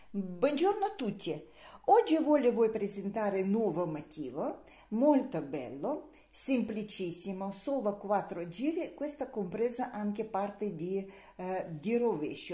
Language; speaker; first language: Italian; non-native, learner; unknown